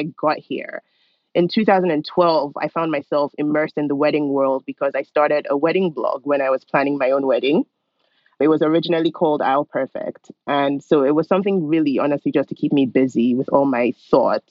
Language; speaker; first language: English; non-native, local second language; Yoruba